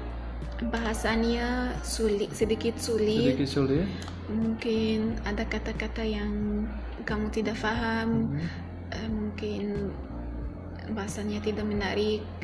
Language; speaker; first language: Indonesian; non-native, learner; Arabic